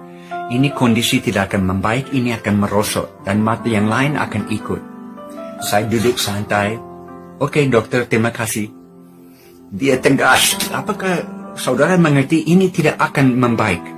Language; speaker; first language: Indonesian; non-native, fluent; English